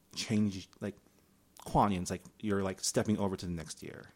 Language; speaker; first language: English; early bilingual, other home language; Chinese